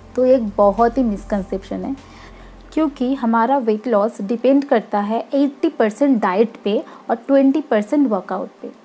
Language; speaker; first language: Hindi; non-native, local second language; Bangla